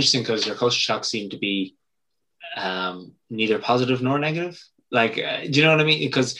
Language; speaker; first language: English; native; English